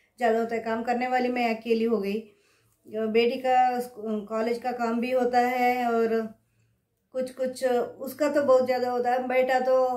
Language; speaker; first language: Hindi; non-native, local second language; Kannada